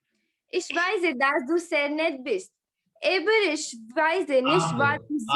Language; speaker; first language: German; non-native, learner; Hindi